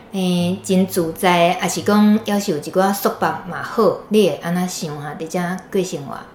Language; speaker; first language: Chinese; native; Chinese